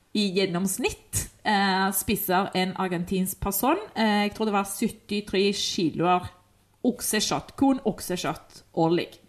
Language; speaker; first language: Norwegian; non-native, fluent; Spanish